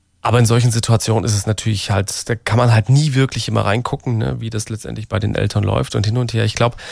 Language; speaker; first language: German; native; German